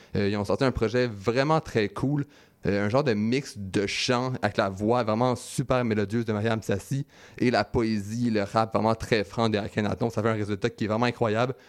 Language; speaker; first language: French; native; French